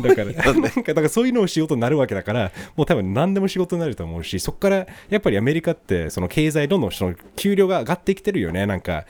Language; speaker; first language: Japanese; non-native, fluent; English